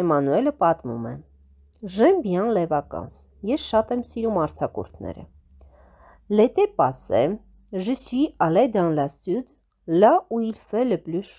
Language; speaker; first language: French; non-native, fluent; Armenian